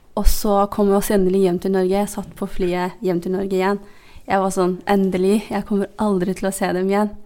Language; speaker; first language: Norwegian; non-native, fluent; Hazaragi